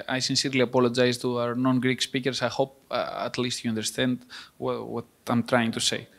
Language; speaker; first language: English; non-native, fluent; Greek